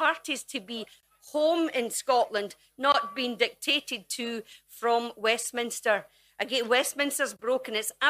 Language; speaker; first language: English; native; English